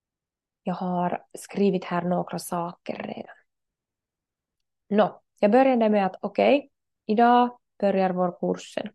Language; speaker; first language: Swedish; non-native, learner; Finnish